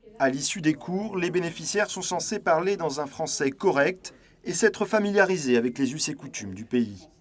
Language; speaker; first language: French; native; French